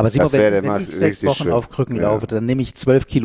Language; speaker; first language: German; native; German